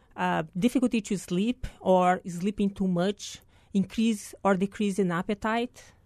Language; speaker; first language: English; non-native, fluent; Portuguese